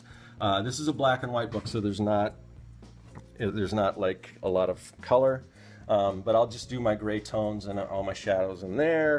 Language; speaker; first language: English; native; English